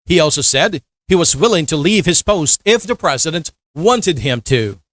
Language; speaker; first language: English; non-native, local second language; Filipino